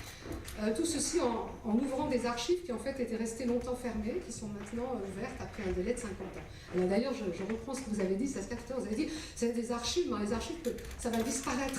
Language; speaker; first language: French; native; French